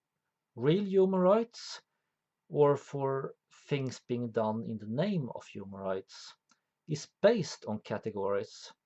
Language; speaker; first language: English; non-native, fluent; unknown